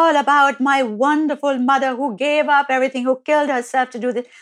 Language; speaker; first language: English; non-native, local second language; Hindi